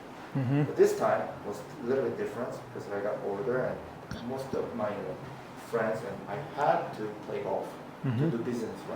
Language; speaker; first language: English; non-native, fluent; Korean